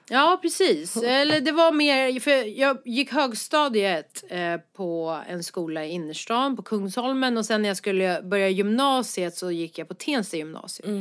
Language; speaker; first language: Swedish; early bilingual, other home language; Persian